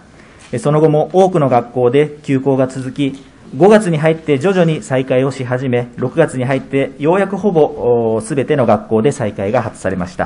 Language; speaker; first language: Japanese; native; Japanese